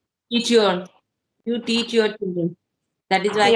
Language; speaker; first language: English; non-native, fluent; Hindi